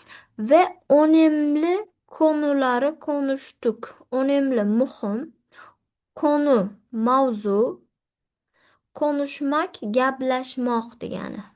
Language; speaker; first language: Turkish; non-native, fluent; Uzbek